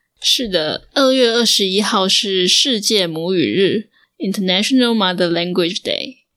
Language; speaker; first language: Chinese; native; Chinese